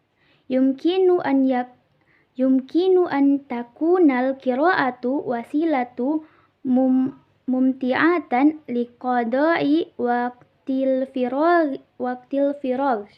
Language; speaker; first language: Arabic; non-native, learner; Indonesian